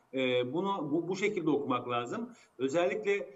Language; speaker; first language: Turkish; native; Turkish